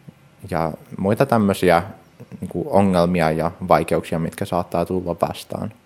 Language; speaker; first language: Finnish; early bilingual, heritage; Finnish